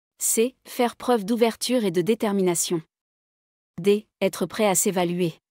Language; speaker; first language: French; non-native, local second language; Arabic